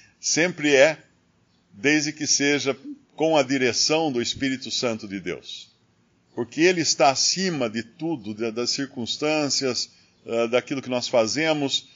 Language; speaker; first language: Portuguese; native; Portuguese